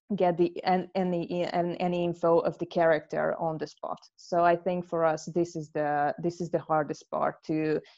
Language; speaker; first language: English; non-native, fluent; Hungarian